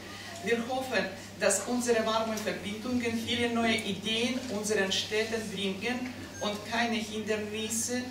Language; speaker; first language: German; non-native, fluent; Russian